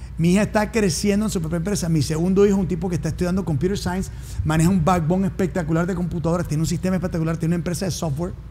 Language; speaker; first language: Spanish; native; Spanish